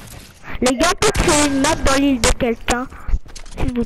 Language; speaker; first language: French; native; French